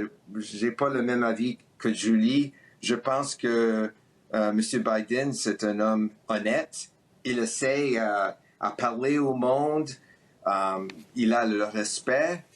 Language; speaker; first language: French; early bilingual, heritage; French